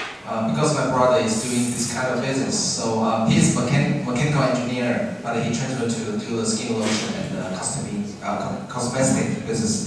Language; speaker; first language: English; non-native, fluent; Chinese